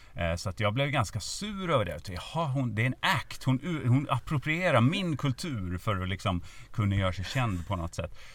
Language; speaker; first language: Swedish; native; Swedish